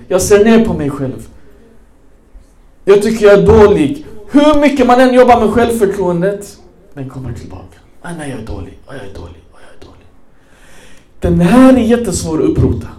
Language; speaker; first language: Swedish; early bilingual, other home language; Arabic